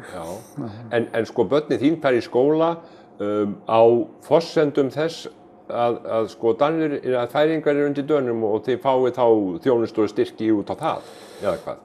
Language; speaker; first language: Icelandic; native; Icelandic